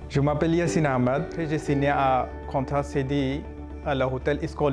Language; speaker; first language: French; non-native, learner; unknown